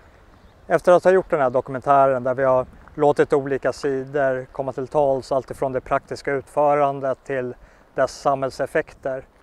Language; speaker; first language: Swedish; native; Swedish